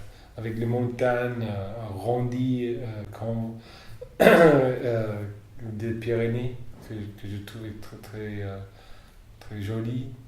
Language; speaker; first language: French; non-native, fluent; English